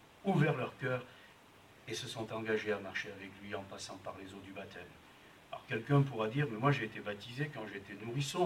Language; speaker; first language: French; native; French